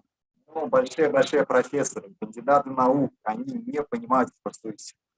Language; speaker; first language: Russian; native; Russian